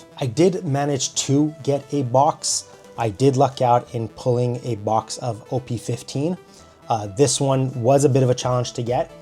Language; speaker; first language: English; native; English